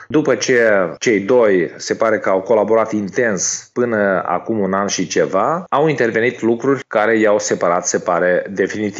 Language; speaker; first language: Romanian; native; Romanian